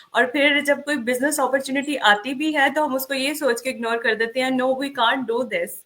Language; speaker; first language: Urdu; native; Urdu